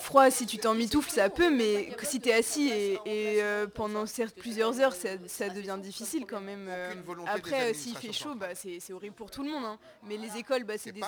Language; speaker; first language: French; native; French